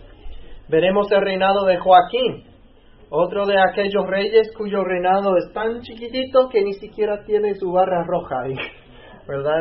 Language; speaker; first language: Spanish; native; Spanish